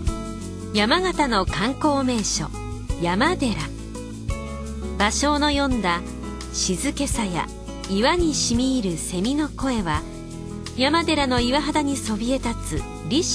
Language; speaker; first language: Japanese; native; Japanese